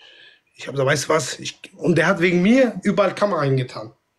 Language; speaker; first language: German; non-native, fluent; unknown